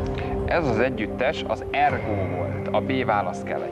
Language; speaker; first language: Hungarian; native; Hungarian